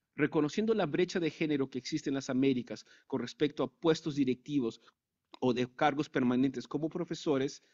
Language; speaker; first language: Spanish; native; Spanish